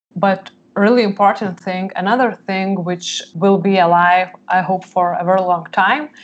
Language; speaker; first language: English; non-native, fluent; Lithuanian